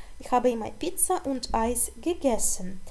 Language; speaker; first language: German; non-native, fluent; Ukrainian